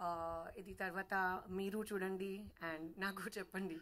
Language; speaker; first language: Telugu; non-native, learner; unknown